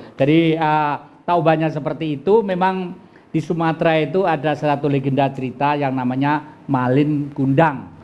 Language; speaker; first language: Indonesian; non-native, local second language; Javanese